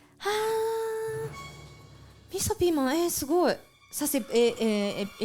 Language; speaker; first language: French; non-native, fluent; Japanese